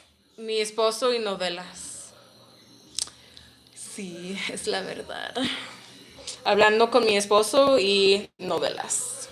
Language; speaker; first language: Spanish; non-native, learner; English